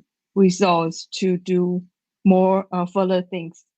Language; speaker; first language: English; non-native, learner; Chinese